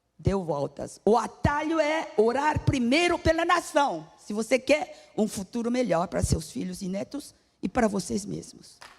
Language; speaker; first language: Portuguese; non-native, fluent; Korean